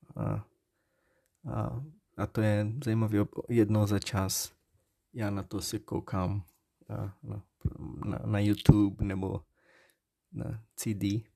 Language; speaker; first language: Czech; non-native, learner; Portuguese